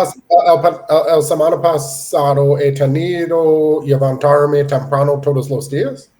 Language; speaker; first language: Spanish; non-native, learner; English